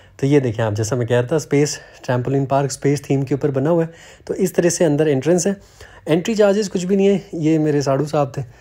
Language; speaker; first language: Hindi; native; Hindi